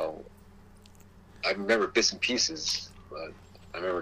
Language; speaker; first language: English; early bilingual, other home language; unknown